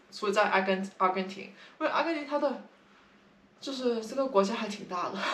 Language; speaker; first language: Chinese; non-native, local second language; Cantonese